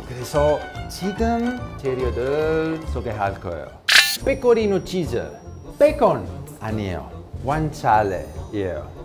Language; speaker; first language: Korean; non-native, learner; Italian